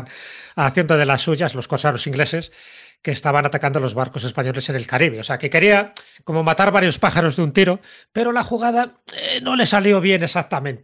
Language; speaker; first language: Spanish; native; Spanish